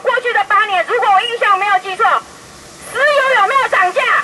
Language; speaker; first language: Chinese; non-native, local second language; Min Nan Chinese